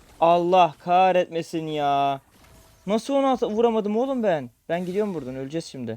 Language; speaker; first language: Turkish; native; Turkish